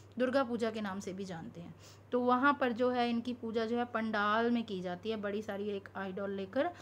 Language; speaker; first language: Hindi; non-native, local second language; Punjabi